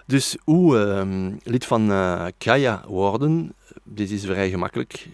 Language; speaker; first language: Dutch; non-native, local second language; French